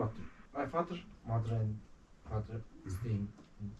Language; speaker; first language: English; non-native, learner; Mongolian